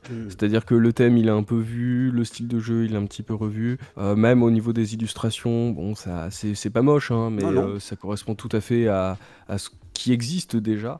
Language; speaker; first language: French; native; French